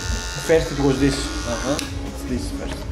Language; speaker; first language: English; non-native, learner; Greek